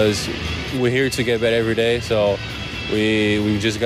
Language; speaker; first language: English; non-native, fluent; Portuguese